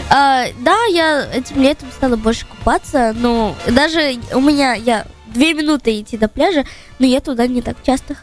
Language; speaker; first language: Russian; early bilingual, heritage; Russian